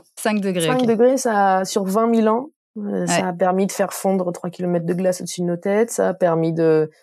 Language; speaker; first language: French; native; French